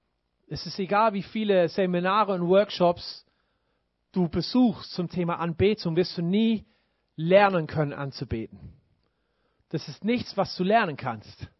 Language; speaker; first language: German; non-native, fluent; English